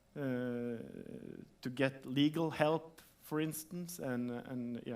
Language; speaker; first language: English; non-native, fluent; Norwegian